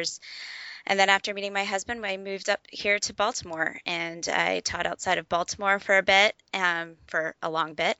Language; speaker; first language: English; native; English